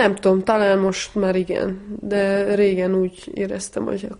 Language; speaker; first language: Hungarian; non-native, fluent; Serbian